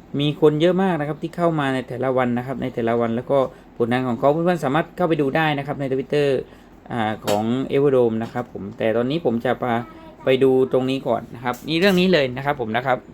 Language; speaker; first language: Thai; native; Thai